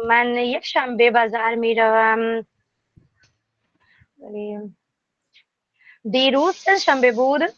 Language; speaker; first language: Persian; non-native, learner; Urdu